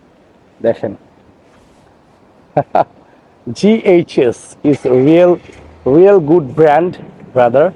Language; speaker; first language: English; non-native, learner; Bangla